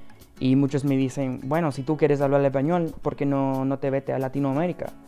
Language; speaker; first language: Spanish; non-native, fluent; English